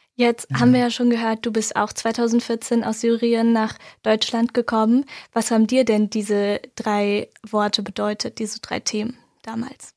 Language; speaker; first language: German; native; German